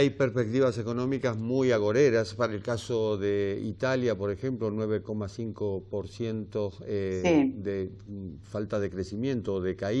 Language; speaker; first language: Spanish; native; Spanish